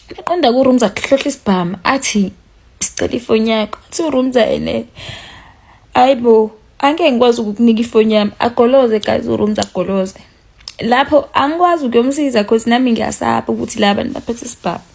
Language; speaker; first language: Zulu; native; Zulu